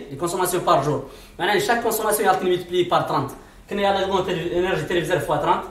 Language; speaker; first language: French; non-native, local second language; Arabic